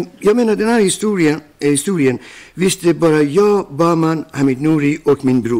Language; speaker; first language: Swedish; non-native, fluent; Persian